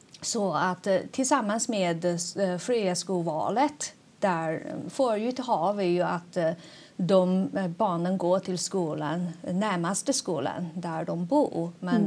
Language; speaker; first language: Swedish; non-native, fluent; Chinese